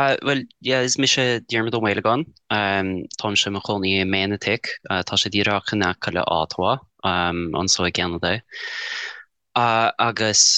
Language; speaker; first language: Irish; non-native, fluent; English